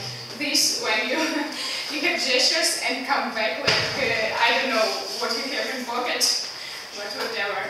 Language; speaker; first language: English; non-native, learner; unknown